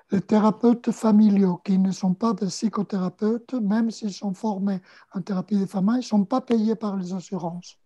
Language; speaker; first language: French; non-native, fluent; Spanish